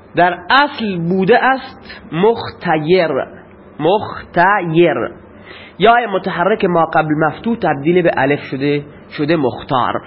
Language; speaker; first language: Persian; non-native, local second language; Baluchi